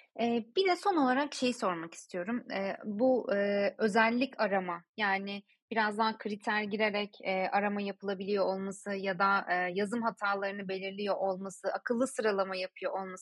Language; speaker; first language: Turkish; native; Turkish